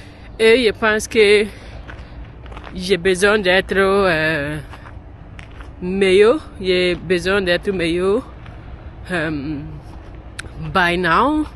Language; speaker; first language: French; non-native, learner; English